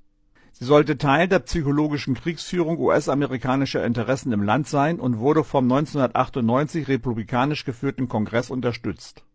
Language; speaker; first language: German; native; German